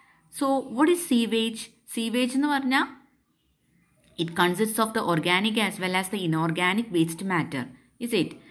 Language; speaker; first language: English; non-native, local second language; Malayalam